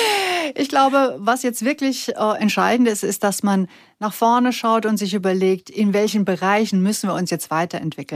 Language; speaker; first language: German; native; German